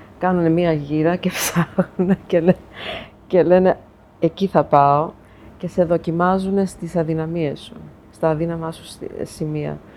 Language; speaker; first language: Greek; early bilingual, heritage; Greek